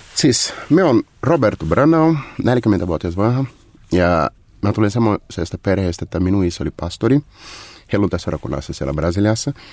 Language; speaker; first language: Finnish; non-native, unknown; Portuguese